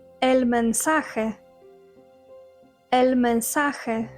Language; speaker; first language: Spanish; non-native, fluent; Polish